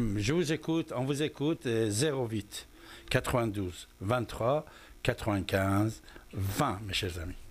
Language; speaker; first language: French; non-native, fluent; Persian